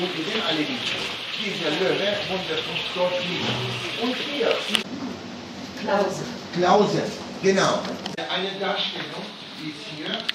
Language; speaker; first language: German; non-native, fluent; Turkish